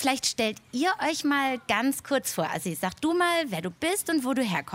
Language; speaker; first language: German; native; German